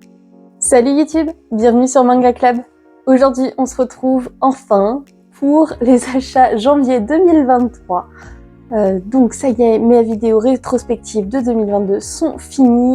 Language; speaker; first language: French; native; French